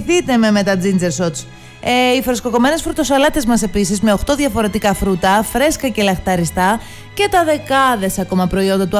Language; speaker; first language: Greek; native; Greek